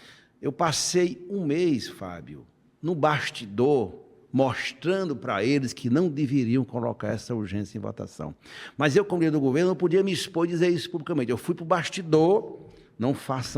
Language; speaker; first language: Portuguese; native; Portuguese